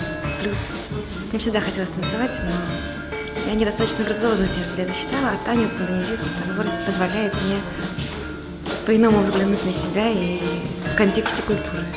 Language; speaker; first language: Russian; native; Russian